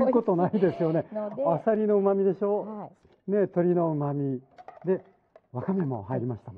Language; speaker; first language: Japanese; native; Japanese